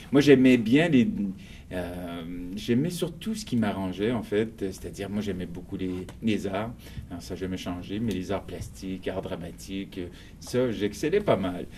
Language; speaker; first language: French; native; French